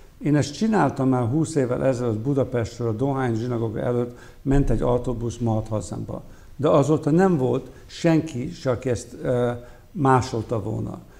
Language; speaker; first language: Hungarian; early bilingual, heritage; Hungarian